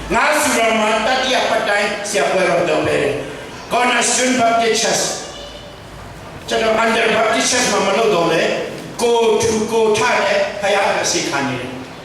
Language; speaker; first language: Burmese; non-native, local second language; Tedim Chin